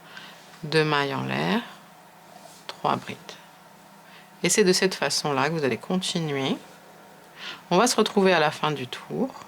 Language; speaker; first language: French; native; French